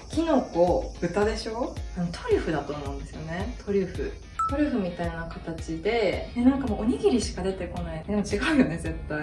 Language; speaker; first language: Japanese; native; Japanese